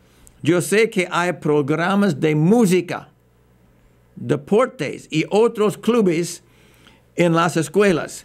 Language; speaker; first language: Spanish; non-native, fluent; English